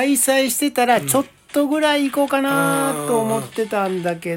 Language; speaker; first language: Japanese; native; Japanese